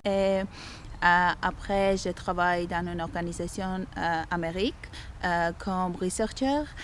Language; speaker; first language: French; non-native, learner; Armenian